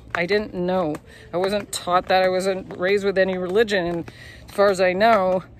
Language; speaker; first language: English; native; English